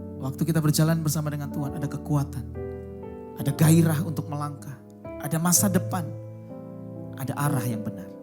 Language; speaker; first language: Indonesian; native; Indonesian